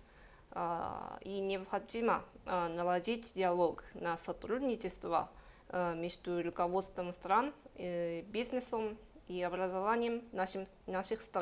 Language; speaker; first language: Russian; non-native, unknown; Japanese